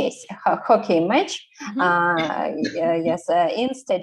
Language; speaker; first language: English; non-native, learner; Russian